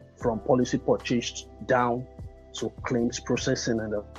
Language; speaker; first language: English; non-native, local second language; Yoruba